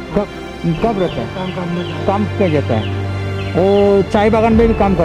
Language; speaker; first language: Hindi; non-native, local second language; Bangla